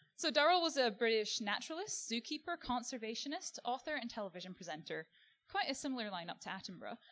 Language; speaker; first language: English; native; English